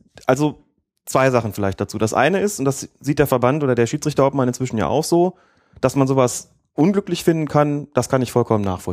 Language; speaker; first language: German; native; German